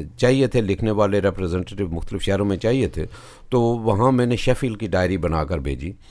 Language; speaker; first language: Urdu; non-native, local second language; Punjabi